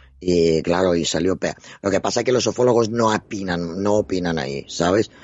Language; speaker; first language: Spanish; non-native, fluent; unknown